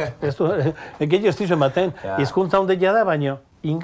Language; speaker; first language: Basque; native; Basque